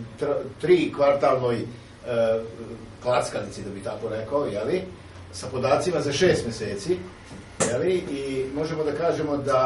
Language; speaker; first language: Serbian; native; Serbian